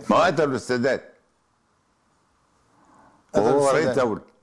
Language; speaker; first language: Arabic; native; Arabic